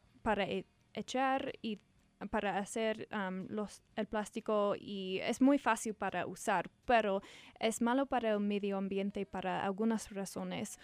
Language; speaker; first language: Spanish; non-native, learner; English